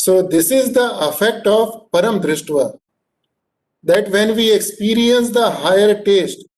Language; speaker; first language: English; non-native, local second language; Hindi